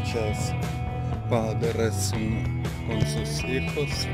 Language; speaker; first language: Spanish; non-native, learner; Russian